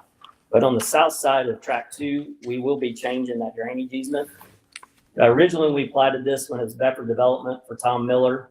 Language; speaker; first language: English; native; English